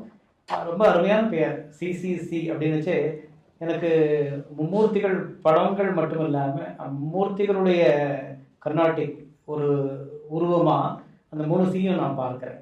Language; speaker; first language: Tamil; native; Tamil